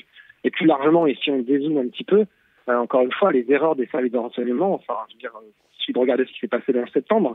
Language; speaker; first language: French; native; French